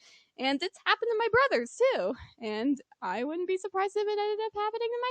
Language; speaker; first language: English; native; English